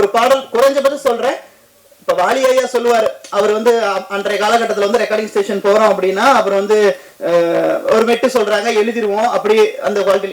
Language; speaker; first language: Tamil; native; Tamil